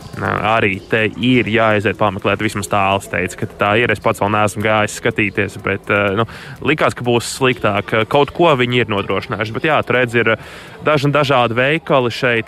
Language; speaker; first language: Latvian; native; Latvian